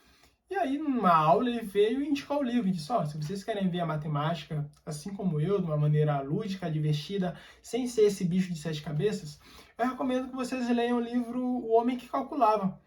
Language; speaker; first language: Portuguese; native; Portuguese